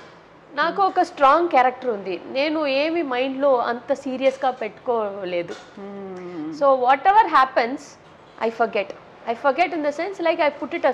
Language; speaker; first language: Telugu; non-native, local second language; Tamil